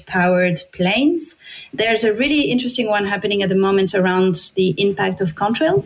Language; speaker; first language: English; non-native, fluent; French